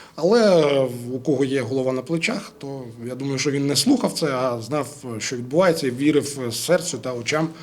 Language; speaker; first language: Ukrainian; non-native, local second language; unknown